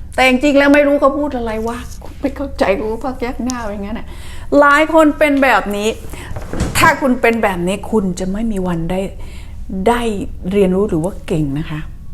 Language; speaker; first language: Thai; native; Thai